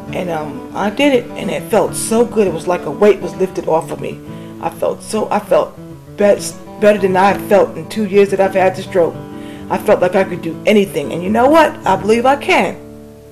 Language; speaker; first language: English; native; English